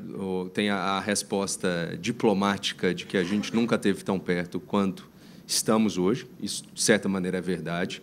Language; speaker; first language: Portuguese; native; Portuguese